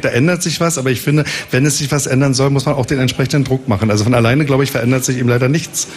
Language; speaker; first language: German; native; German